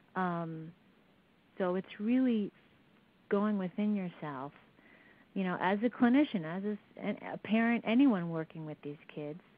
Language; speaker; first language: English; native; English